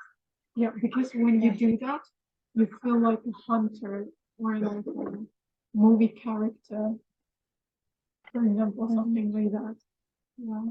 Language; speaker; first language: English; non-native, fluent; Russian